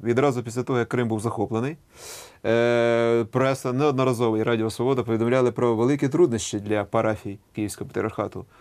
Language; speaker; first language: Ukrainian; native; Ukrainian